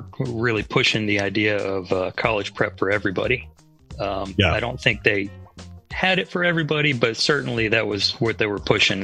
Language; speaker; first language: English; native; English